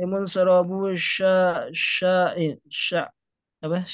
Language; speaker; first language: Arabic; non-native, learner; Indonesian